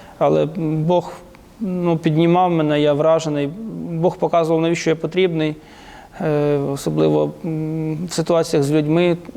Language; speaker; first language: Ukrainian; native; Ukrainian